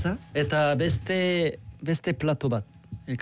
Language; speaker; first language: Basque; non-native, learner; Korean